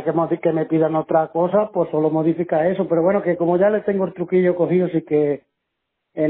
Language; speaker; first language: Spanish; native; Spanish